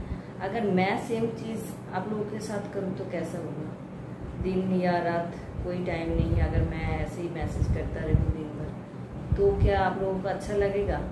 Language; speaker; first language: Hindi; non-native, local second language; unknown